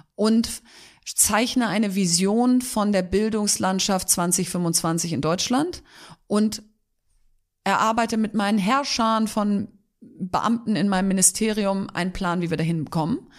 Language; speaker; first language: German; native; German